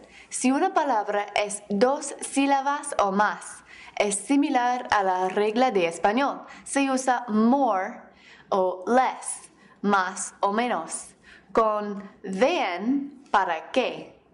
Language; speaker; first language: Spanish; non-native, fluent; English